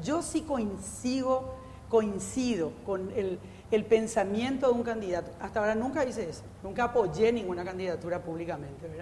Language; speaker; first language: Spanish; native; Spanish